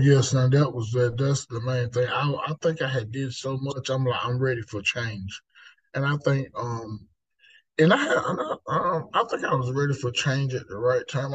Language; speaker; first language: English; native; English